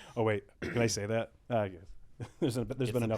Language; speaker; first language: English; native; English